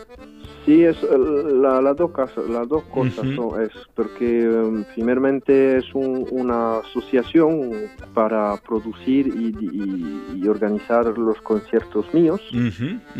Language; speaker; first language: Spanish; early bilingual, heritage; French